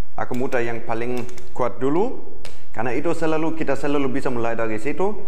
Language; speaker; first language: Indonesian; non-native, fluent; German